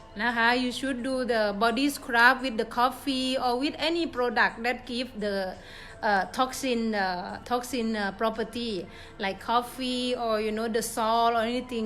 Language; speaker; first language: English; non-native, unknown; Thai